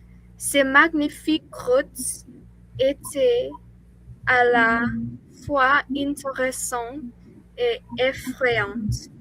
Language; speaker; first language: French; non-native, learner; English